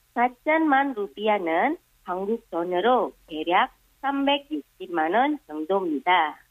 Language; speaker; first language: Korean; non-native, fluent; Indonesian